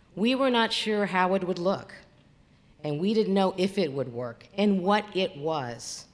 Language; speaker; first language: English; native; English